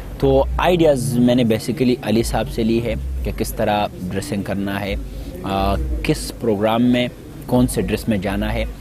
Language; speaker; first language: Urdu; non-native, local second language; Pashto